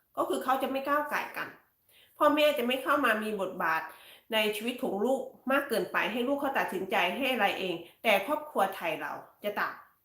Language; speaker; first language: Thai; native; Thai